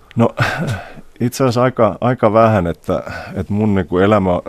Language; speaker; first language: Finnish; native; Finnish